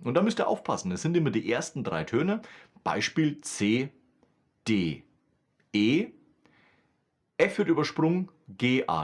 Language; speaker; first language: German; native; German